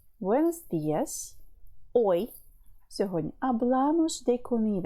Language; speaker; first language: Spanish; non-native, fluent; Ukrainian